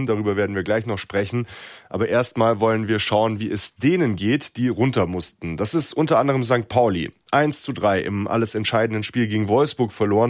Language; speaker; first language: German; native; German